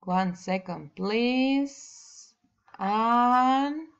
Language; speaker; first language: English; non-native, learner; Spanish